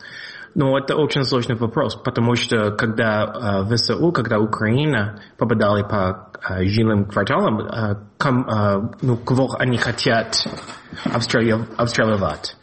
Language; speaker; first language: Russian; non-native, fluent; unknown